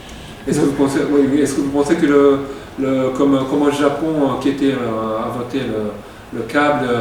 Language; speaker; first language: French; non-native, fluent; Japanese